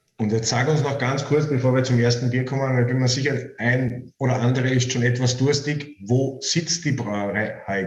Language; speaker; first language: German; native; German